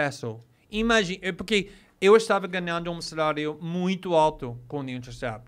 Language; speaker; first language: Portuguese; non-native, fluent; English